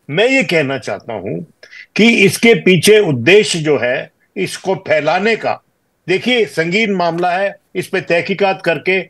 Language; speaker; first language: Hindi; native; Hindi